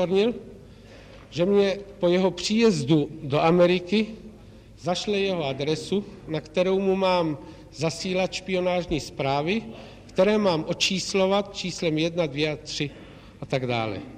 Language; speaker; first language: Czech; native; Czech